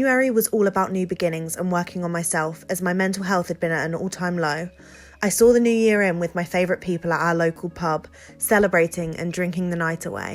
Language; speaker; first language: English; native; English